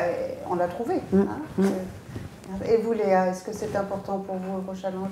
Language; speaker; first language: French; native; French